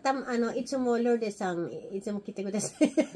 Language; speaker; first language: Japanese; non-native, learner; Filipino